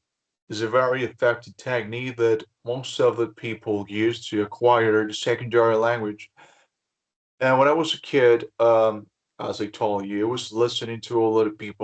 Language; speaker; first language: English; non-native, fluent; Spanish